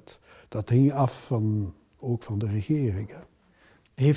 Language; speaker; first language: Dutch; non-native, local second language; French